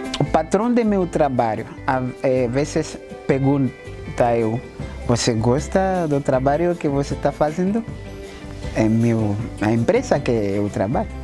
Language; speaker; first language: Portuguese; non-native, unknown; Haitian Creole